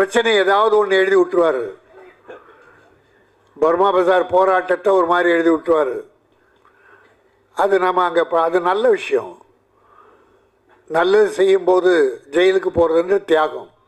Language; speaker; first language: Tamil; native; Tamil